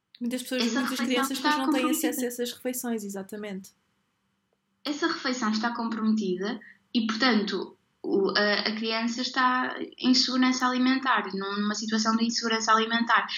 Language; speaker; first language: Portuguese; native; Portuguese